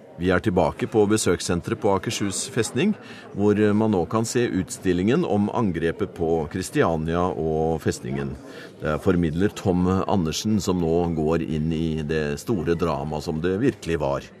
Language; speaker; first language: Norwegian; native; Norwegian